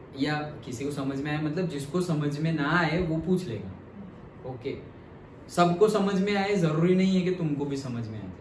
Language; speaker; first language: Hindi; non-native, local second language; Gujarati